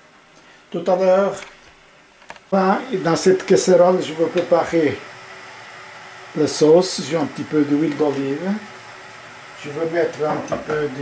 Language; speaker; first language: French; non-native, fluent; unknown